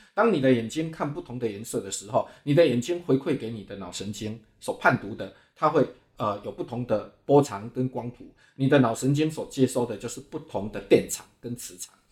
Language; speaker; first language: Chinese; native; Chinese